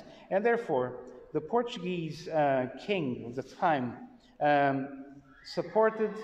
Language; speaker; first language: English; non-native, fluent; Portuguese